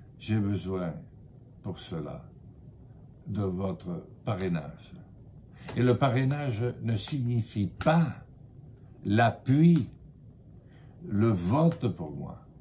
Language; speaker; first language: French; native; French